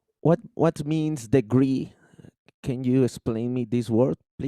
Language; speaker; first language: English; non-native, learner; Spanish